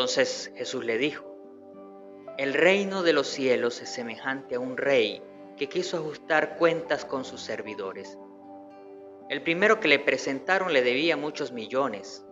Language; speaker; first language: Spanish; native; Spanish